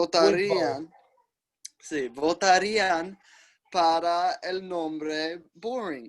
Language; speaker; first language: Spanish; non-native, learner; English